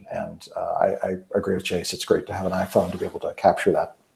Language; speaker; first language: English; native; English